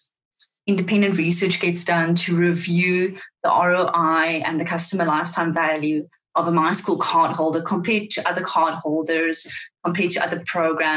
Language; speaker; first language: English; non-native, local second language; Afrikaans